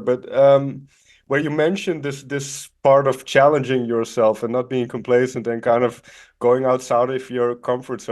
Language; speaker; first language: English; non-native, fluent; Dutch